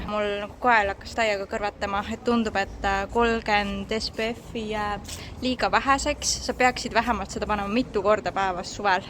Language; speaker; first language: Estonian; native; Estonian